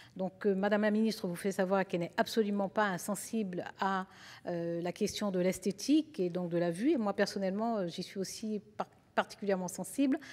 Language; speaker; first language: French; native; French